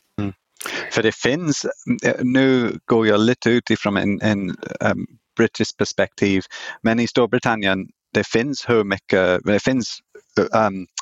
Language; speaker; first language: Swedish; non-native, fluent; English